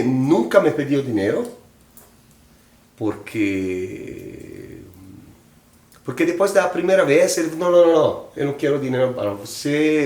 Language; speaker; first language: Portuguese; non-native, fluent; Italian